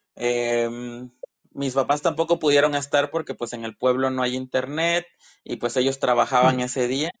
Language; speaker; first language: Spanish; native; Spanish